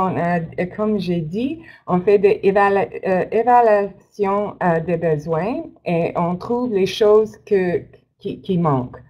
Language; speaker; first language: French; non-native, learner; English